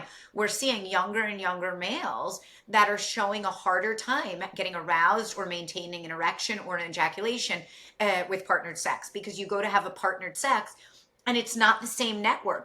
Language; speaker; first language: English; native; English